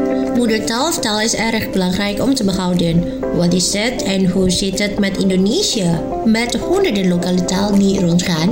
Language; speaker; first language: Dutch; non-native, fluent; Indonesian